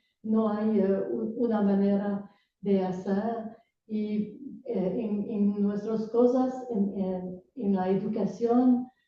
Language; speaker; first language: Spanish; non-native, learner; French